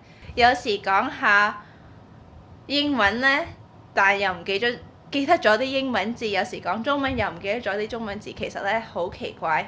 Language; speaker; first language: Cantonese; early bilingual, heritage; Cantonese